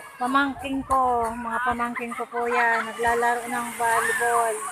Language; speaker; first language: Filipino; non-native, local second language; Bikol